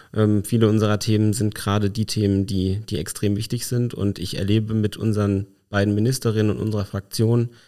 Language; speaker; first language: German; native; German